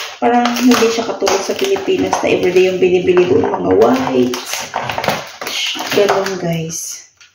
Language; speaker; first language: Filipino; native; Filipino